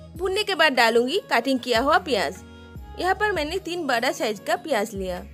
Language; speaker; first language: Hindi; non-native, local second language; Bangla